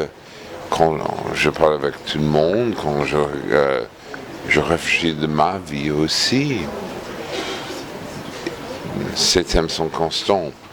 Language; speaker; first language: French; non-native, fluent; English